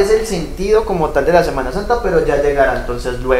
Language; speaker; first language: Spanish; native; Spanish